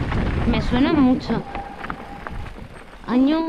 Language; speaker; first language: Spanish; native; Spanish